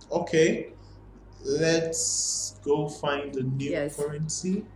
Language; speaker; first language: English; non-native, learner; Portuguese